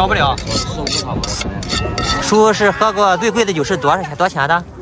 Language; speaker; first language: Chinese; native; Chinese